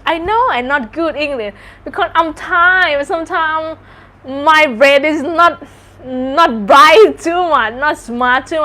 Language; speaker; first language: English; non-native, learner; Thai